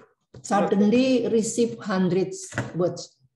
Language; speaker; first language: English; non-native, learner; Indonesian